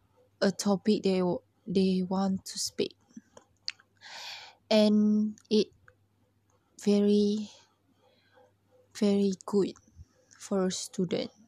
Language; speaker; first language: English; non-native, learner; Malay